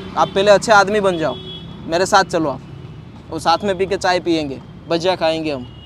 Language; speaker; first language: Hindi; non-native, local second language; Gujarati